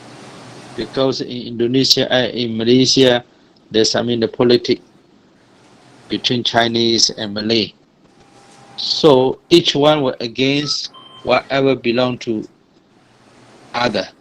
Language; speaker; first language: English; non-native, fluent; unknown